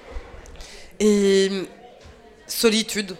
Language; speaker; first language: French; native; French